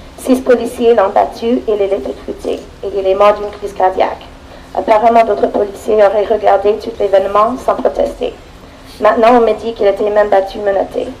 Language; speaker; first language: French; non-native, fluent; English